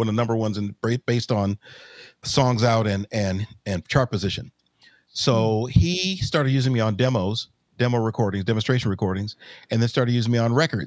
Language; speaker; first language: English; native; English